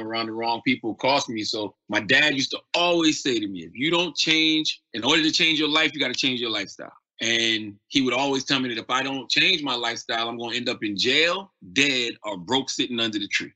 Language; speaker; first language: English; native; English